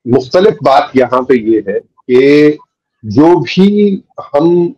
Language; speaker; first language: Hindi; native; Hindi